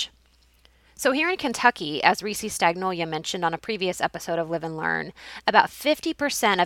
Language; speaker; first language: English; native; English